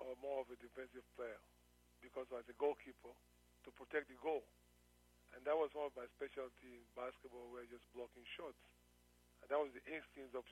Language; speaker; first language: English; non-native, local second language; Yoruba